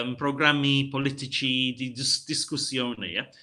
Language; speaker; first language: Italian; non-native, learner; English